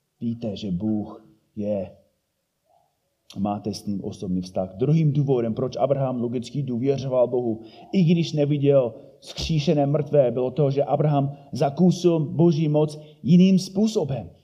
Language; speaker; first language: Czech; non-native, fluent; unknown